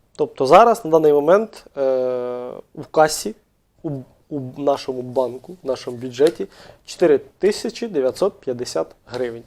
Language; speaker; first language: Ukrainian; native; Ukrainian